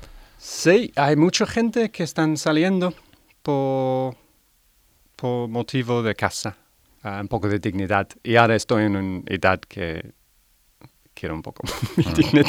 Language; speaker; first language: Spanish; non-native, learner; English